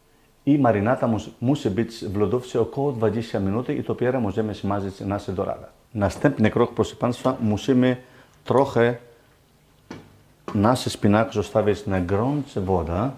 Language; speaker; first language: Polish; non-native, learner; Greek